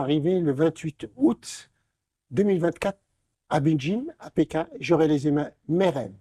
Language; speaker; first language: French; non-native, local second language; Arabic